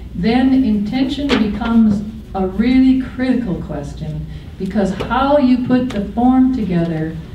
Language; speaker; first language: English; native; English